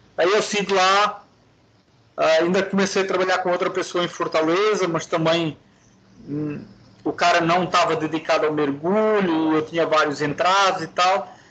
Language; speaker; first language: Portuguese; native; Portuguese